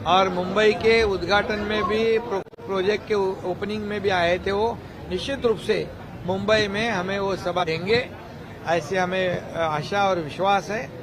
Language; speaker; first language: Hindi; non-native, local second language; Marathi